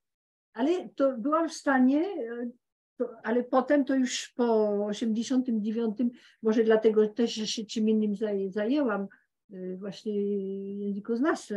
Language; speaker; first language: Polish; early bilingual, heritage; Polish